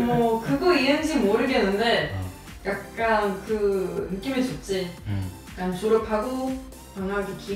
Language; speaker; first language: Korean; non-native, fluent; Swedish